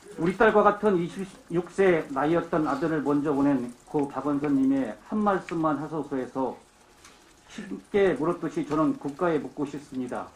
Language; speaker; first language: Korean; native; Korean